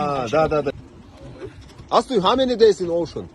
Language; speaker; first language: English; non-native, learner; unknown